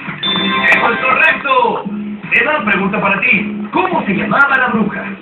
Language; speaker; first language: Spanish; native; Spanish